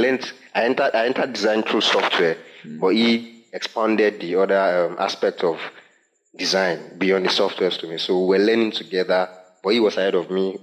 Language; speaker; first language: English; non-native, local second language; Yoruba